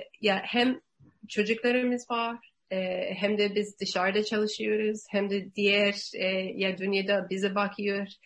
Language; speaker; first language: Turkish; non-native, learner; English